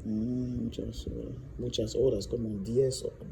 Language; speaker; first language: Spanish; non-native, learner; English